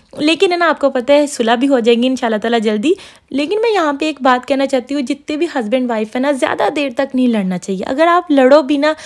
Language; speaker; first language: Urdu; non-native, local second language; Punjabi